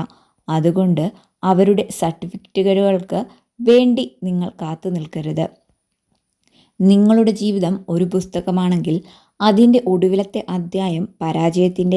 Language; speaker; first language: Malayalam; native; Malayalam